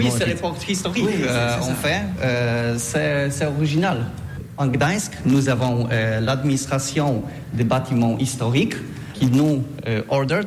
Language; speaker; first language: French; non-native, learner; Polish